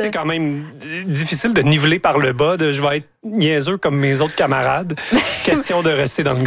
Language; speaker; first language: French; native; French